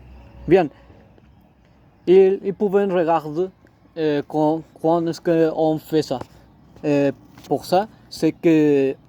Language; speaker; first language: French; non-native, learner; Spanish